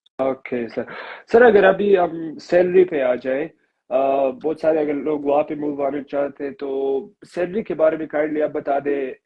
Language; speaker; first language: Urdu; native; Urdu